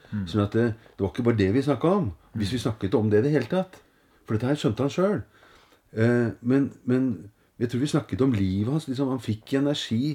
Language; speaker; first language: Norwegian; native; Norwegian